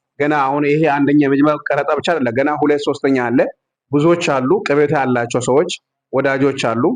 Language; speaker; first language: Amharic; non-native, local second language; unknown